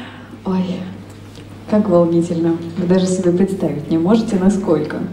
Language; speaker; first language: Russian; native; Russian